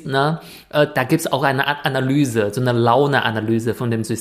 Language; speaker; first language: German; non-native, fluent; Chinese